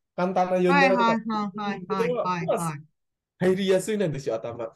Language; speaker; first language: Japanese; non-native, learner; Indonesian